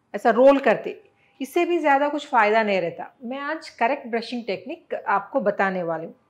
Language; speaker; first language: Hindi; non-native, local second language; Telugu